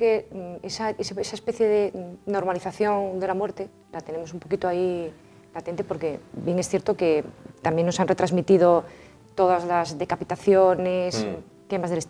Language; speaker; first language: Spanish; native; Spanish